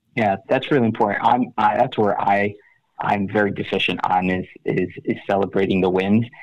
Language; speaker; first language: English; native; English